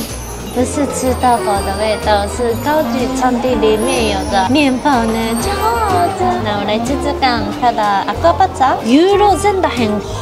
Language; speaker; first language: Chinese; non-native, fluent; Japanese